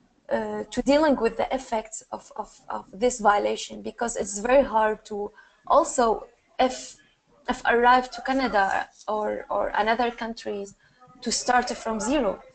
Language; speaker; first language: English; non-native, learner; Arabic